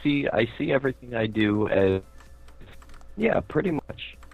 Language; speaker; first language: English; native; English